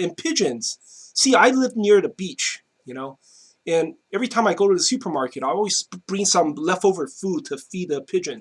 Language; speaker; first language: English; non-native, fluent; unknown